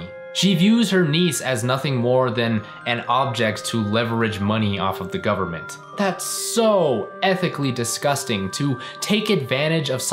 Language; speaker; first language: English; native; English